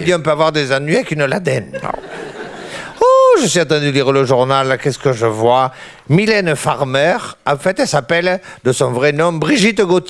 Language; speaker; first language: French; native; French